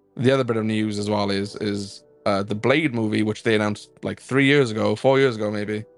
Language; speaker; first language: English; native; English